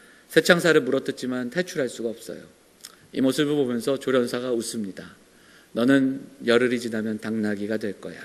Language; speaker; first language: Korean; native; Korean